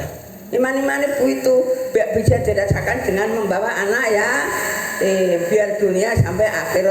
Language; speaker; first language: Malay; non-native, local second language; Javanese